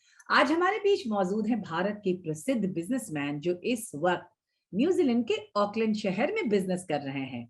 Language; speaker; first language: Hindi; native; Hindi